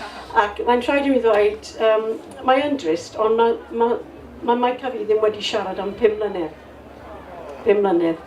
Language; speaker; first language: Welsh; non-native, local second language; English